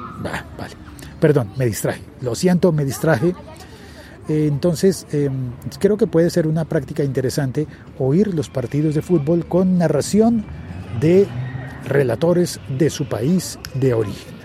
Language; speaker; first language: Spanish; native; Spanish